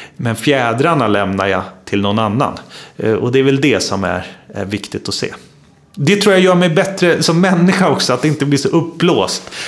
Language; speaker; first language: Swedish; native; Swedish